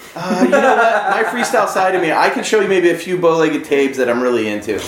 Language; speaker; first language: English; native; English